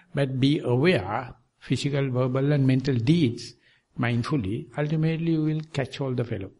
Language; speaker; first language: English; non-native, local second language; Sinhala